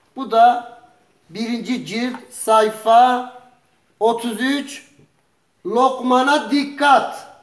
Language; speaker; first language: Turkish; early bilingual, heritage; Turkish